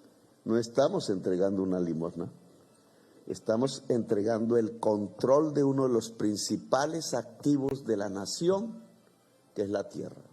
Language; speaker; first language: Spanish; native; Spanish